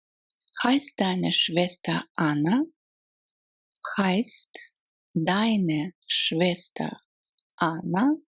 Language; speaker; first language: German; non-native, fluent; Russian